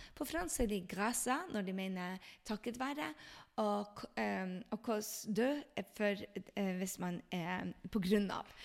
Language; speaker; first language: Norwegian; native; Norwegian